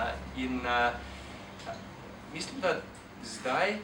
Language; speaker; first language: Slovenian; non-native, fluent; English